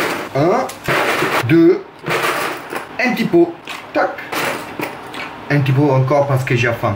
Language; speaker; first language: French; non-native, learner; Italian